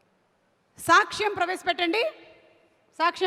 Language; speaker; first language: Telugu; native; Telugu